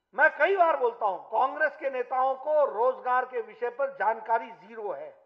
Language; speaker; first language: Hindi; native; Hindi